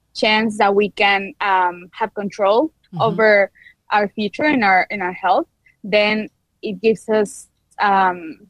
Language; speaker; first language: English; non-native, fluent; Spanish